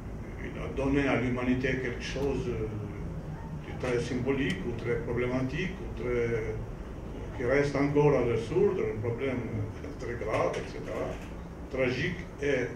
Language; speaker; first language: French; non-native, fluent; Albanian